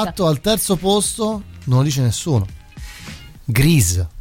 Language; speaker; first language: Italian; native; Italian